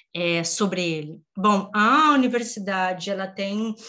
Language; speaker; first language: Portuguese; native; Portuguese